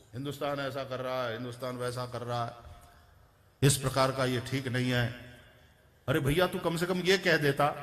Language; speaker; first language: Hindi; non-native, local second language; Gujarati